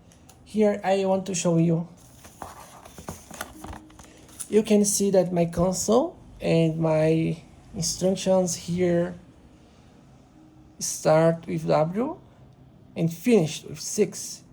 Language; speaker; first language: English; non-native, learner; Portuguese